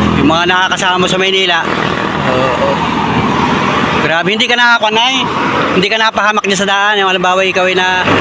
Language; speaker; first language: Filipino; native; Filipino